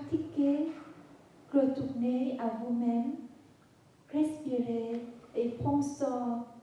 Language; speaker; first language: French; non-native, fluent; Vietnamese